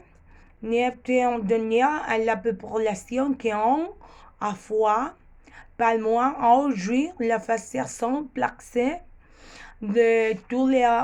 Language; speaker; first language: French; non-native, learner; Spanish